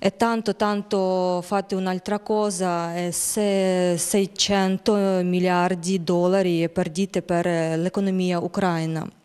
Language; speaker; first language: Italian; non-native, learner; Ukrainian